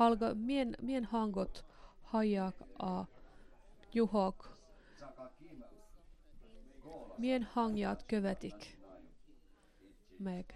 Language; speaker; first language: Hungarian; non-native, learner; Finnish